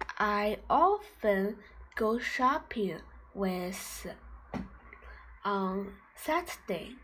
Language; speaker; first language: English; non-native, fluent; Chinese